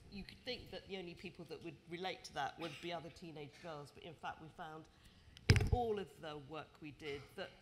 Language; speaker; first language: English; native; English